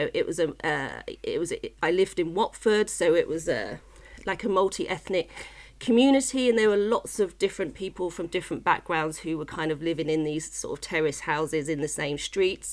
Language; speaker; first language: English; native; English